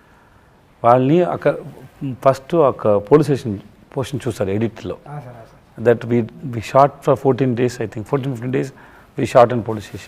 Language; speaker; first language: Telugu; non-native, learner; Tamil